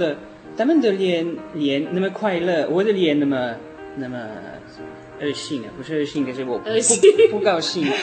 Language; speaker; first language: Chinese; non-native, learner; French